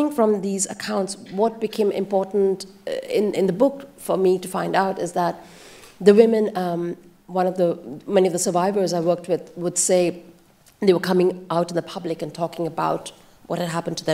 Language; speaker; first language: English; non-native, local second language; Bangla